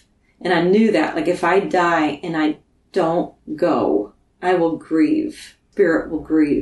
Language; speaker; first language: English; native; English